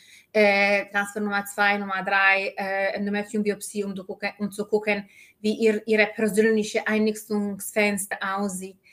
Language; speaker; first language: German; non-native, fluent; Polish